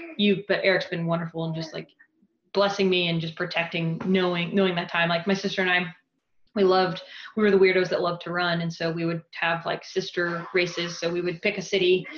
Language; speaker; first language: English; native; English